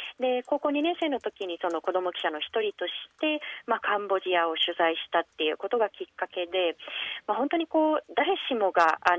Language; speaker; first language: Japanese; native; Japanese